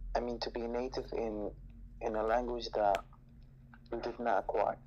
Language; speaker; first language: English; non-native, fluent; Arabic